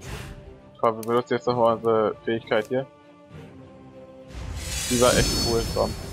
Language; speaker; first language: German; native; German